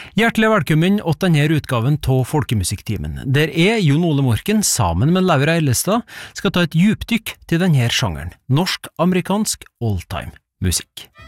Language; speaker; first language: Norwegian; native; Norwegian